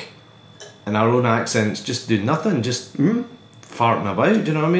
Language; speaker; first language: English; native; English